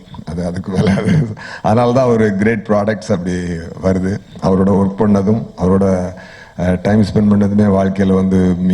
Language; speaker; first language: Tamil; native; Tamil